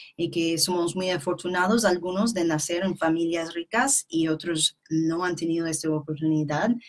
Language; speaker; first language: Spanish; non-native, fluent; English